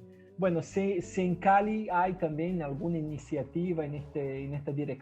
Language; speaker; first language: Spanish; non-native, fluent; Portuguese